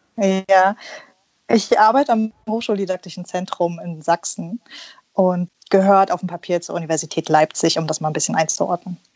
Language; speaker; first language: German; early bilingual, other home language; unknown